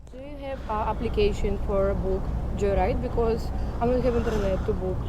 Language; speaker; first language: English; non-native, learner; Russian